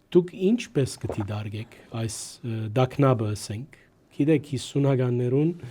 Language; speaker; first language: Armenian; early bilingual, heritage; Armenian